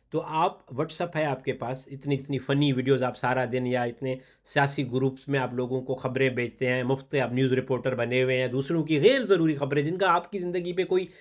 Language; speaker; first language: Urdu; non-native, local second language; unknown